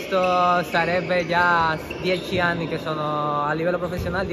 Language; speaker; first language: Italian; non-native, fluent; Spanish